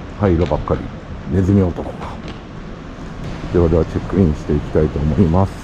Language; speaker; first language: Japanese; native; Japanese